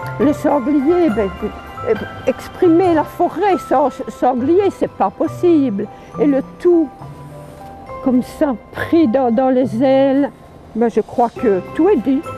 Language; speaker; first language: French; early bilingual, other home language; Polish